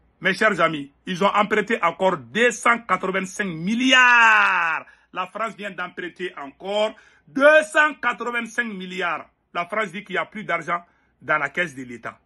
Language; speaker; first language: French; non-native, local second language; Bambara